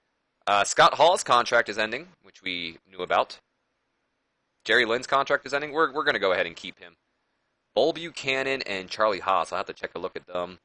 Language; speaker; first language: English; native; English